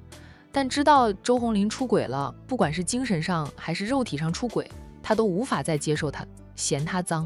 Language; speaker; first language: Chinese; native; Chinese